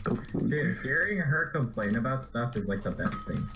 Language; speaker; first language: English; native; English